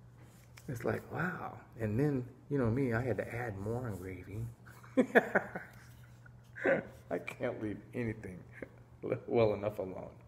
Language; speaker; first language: English; native; English